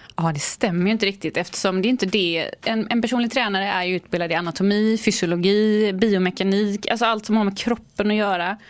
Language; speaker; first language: Swedish; native; Swedish